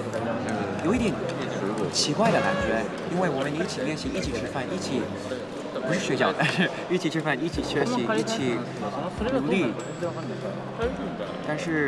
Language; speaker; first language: Chinese; non-native, learner; Japanese